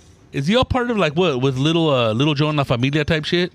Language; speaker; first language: English; early bilingual, other home language; Spanish